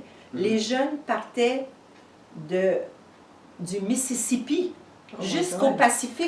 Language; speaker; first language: French; native; French